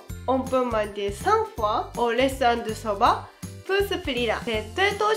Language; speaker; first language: French; non-native, fluent; Japanese